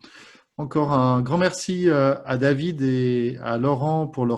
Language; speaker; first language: French; native; French